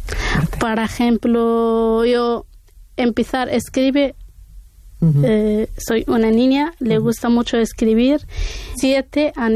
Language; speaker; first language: Spanish; non-native, learner; Arabic